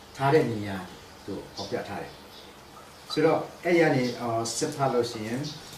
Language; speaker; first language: Burmese; non-native, local second language; Tedim Chin